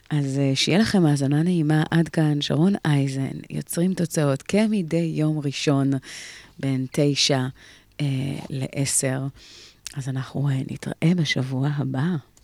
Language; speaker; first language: Hebrew; native; Hebrew